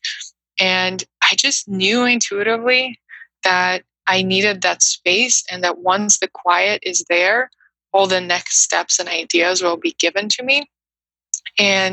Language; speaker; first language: English; non-native, fluent; Russian